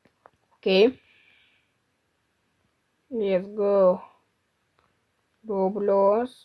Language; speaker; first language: English; non-native, learner; Lithuanian